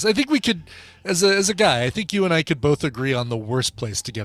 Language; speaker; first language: English; native; English